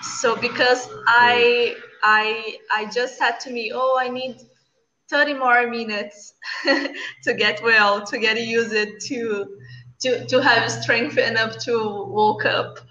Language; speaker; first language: English; non-native, learner; Portuguese